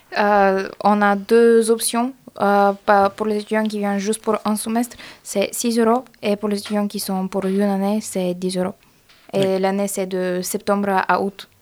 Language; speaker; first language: French; non-native, fluent; Bulgarian